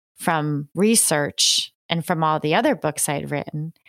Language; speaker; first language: English; native; English